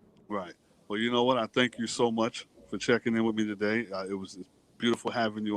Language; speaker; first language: English; native; English